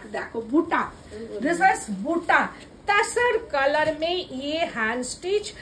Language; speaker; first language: Hindi; non-native, local second language; Bangla